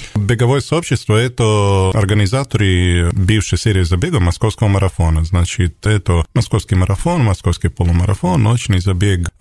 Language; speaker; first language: Russian; non-native, fluent; Serbian